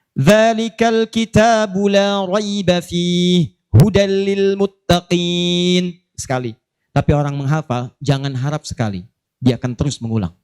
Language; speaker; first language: Indonesian; native; Indonesian